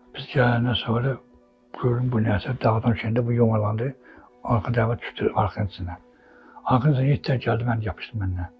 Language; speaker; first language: Azerbaijani; non-native, local second language; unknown